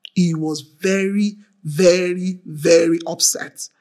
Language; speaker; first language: English; non-native, local second language; Yoruba